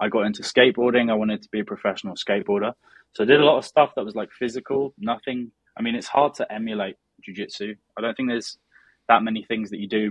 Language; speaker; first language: English; native; English